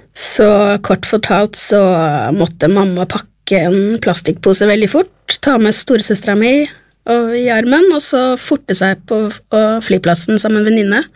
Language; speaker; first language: Norwegian; early bilingual, other home language; Spanish